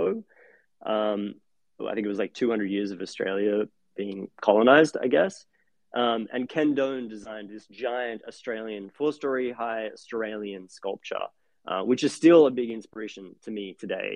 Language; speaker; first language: English; native; English